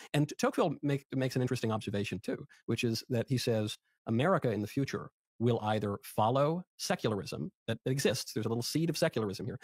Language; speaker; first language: English; native; English